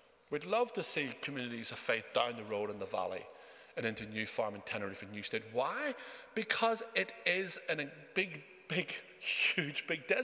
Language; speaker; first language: English; native; English